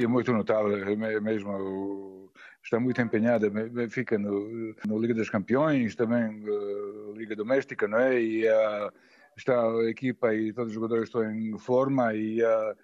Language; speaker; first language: Portuguese; non-native, fluent; Serbian